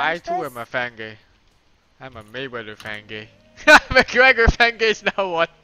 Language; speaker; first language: English; early bilingual, heritage; Dutch